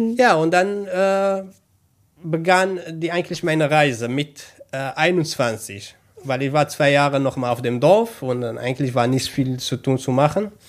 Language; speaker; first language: German; non-native, learner; Kurdish